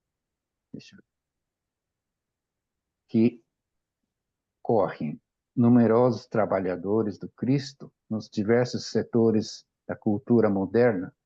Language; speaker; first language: Portuguese; non-native, fluent; Japanese